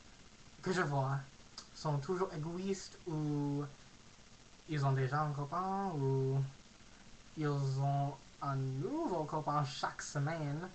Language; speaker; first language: French; non-native, learner; English